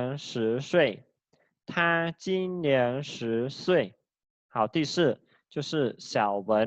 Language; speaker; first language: Chinese; non-native, fluent; Khmer